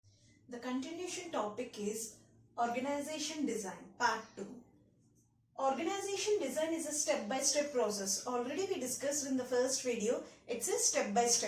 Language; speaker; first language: English; non-native, local second language; Telugu